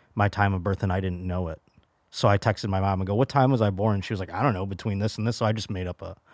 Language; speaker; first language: English; native; English